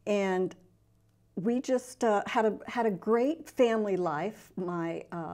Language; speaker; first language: English; native; English